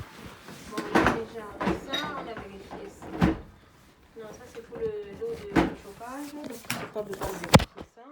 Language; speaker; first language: French; native; French